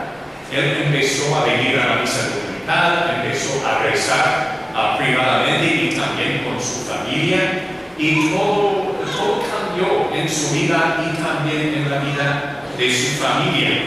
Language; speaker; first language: Spanish; non-native, learner; English